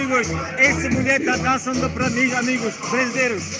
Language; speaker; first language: Portuguese; non-native, learner; Turkish